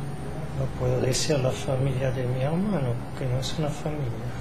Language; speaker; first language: Spanish; non-native, learner; French